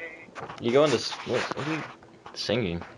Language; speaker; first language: English; native; English